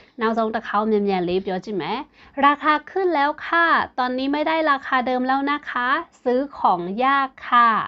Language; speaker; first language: Thai; non-native, fluent; Burmese